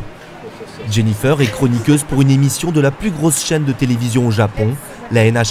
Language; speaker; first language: French; native; French